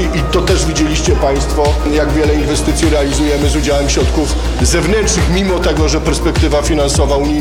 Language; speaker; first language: Polish; native; Polish